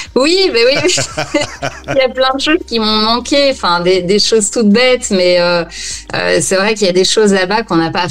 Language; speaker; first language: French; native; French